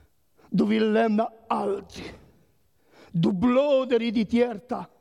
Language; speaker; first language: Swedish; non-native, learner; Romanian